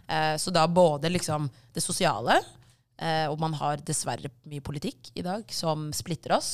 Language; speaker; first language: Norwegian; early bilingual, other home language; Tigrinya